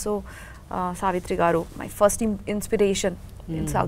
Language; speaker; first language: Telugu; non-native, learner; Bangla